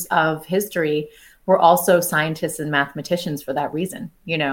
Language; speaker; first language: English; native; English